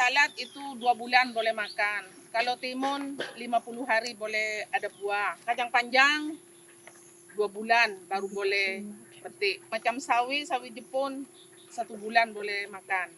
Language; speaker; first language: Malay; non-native, fluent; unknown